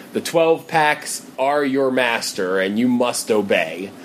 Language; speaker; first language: English; native; English